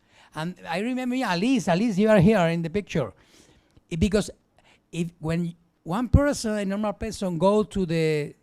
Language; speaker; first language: English; non-native, learner; Spanish